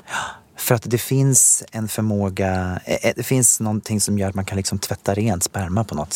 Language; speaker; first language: Swedish; native; Swedish